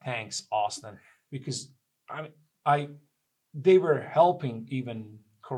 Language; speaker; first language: English; non-native, fluent; Persian